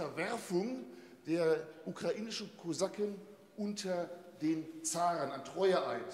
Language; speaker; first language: German; native; German